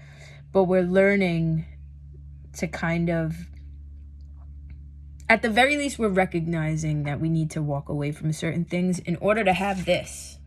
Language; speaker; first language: English; native; English